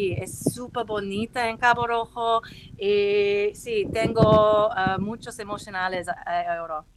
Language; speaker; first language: Spanish; non-native, learner; English